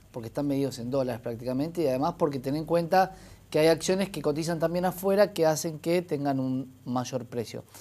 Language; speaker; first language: Spanish; native; Spanish